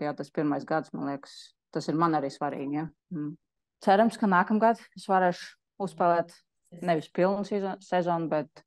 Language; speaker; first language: Latvian; non-native, local second language; Russian